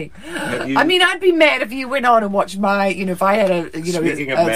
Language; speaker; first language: English; native; English